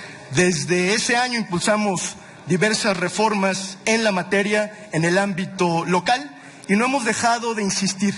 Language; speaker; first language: Spanish; native; Spanish